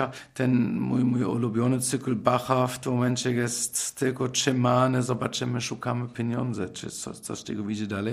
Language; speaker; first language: Polish; non-native, fluent; German